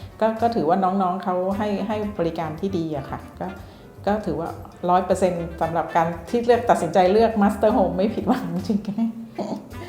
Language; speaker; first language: Thai; native; Thai